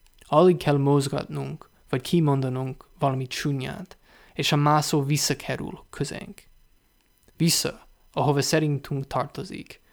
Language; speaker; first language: Hungarian; non-native, learner; English